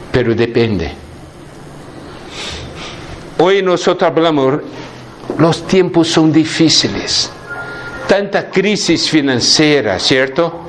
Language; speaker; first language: Spanish; non-native, fluent; Portuguese